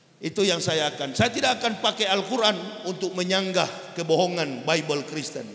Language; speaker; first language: Indonesian; native; Indonesian